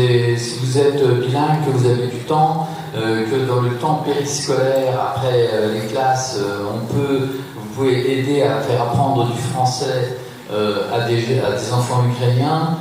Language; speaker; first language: French; native; French